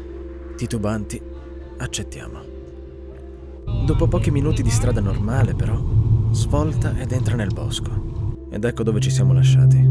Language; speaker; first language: Italian; native; Italian